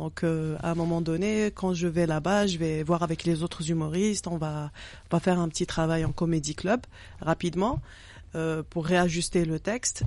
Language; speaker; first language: French; non-native, local second language; Arabic